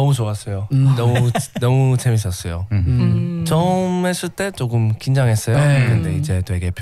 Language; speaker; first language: Korean; non-native, learner; English